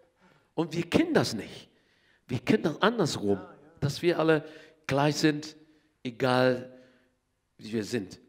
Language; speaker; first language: German; non-native, learner; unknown